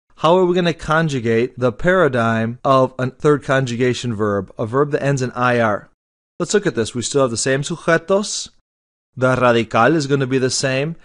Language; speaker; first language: English; native; English